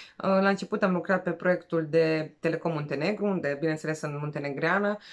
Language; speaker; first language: Romanian; non-native, fluent; Serbian